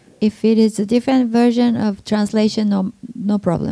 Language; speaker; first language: English; non-native, fluent; Japanese